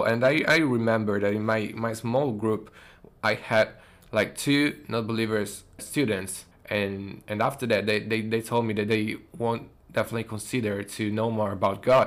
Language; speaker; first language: English; non-native, fluent; Italian